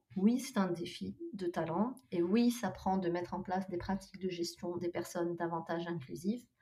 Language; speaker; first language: French; non-native, local second language; Arabic